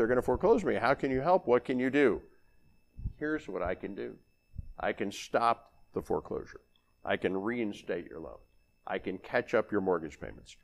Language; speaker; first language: English; native; English